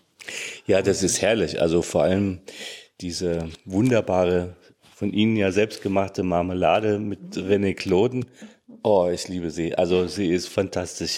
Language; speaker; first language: German; native; German